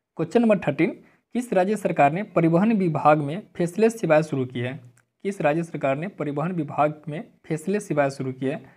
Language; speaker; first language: Hindi; native; Hindi